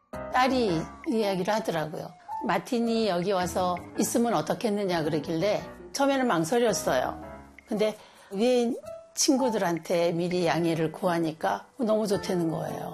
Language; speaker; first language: Korean; native; Korean